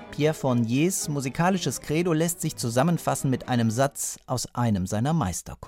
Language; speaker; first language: German; native; German